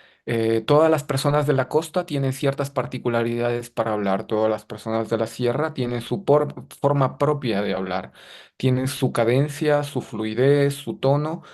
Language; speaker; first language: Spanish; native; Spanish